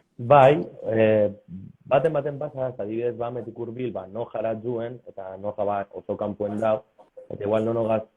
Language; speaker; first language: Basque; native; Basque